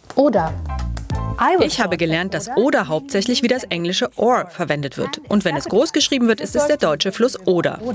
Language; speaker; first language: German; non-native, fluent; Bangla